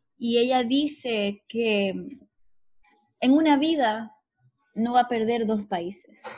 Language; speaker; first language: Spanish; native; Spanish